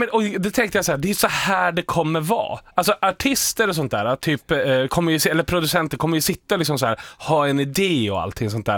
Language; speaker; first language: Swedish; native; Swedish